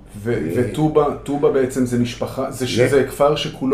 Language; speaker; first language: Hebrew; native; Hebrew